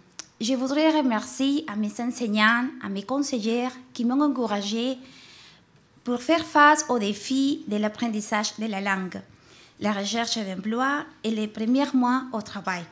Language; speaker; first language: French; non-native, fluent; Spanish